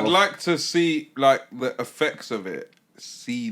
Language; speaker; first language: English; native; English